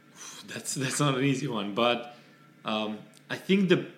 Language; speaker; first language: English; non-native, fluent; Serbian